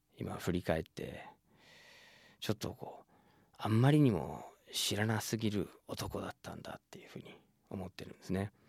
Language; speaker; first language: Japanese; non-native, fluent; English